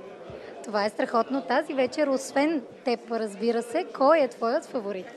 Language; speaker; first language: Bulgarian; native; Bulgarian